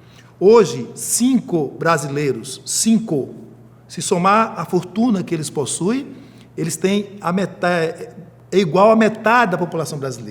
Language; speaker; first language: Portuguese; native; Portuguese